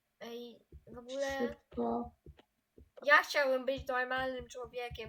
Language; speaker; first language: Polish; native; Polish